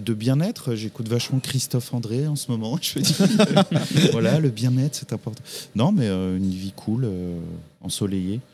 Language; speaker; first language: French; native; French